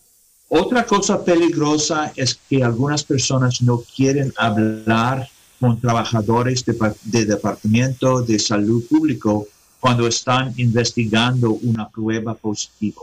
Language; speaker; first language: Spanish; non-native, learner; English